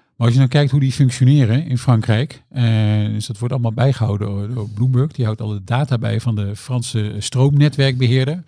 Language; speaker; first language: Dutch; native; Dutch